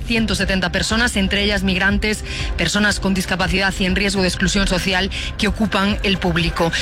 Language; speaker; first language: Spanish; native; Spanish